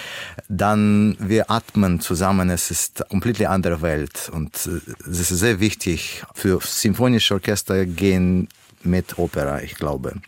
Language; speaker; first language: German; non-native, learner; Russian